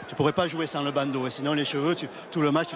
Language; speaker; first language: French; native; French